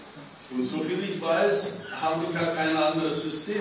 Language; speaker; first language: German; non-native, fluent; Greek